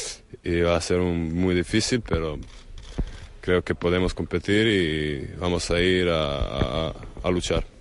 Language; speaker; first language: Spanish; non-native, fluent; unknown